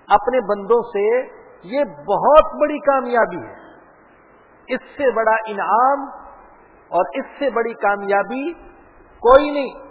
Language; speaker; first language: Urdu; non-native, local second language; Punjabi